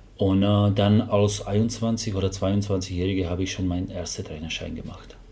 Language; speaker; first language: German; non-native, fluent; Slovak